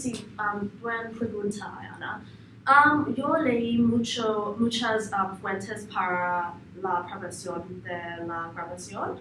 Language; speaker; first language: Spanish; non-native, learner; English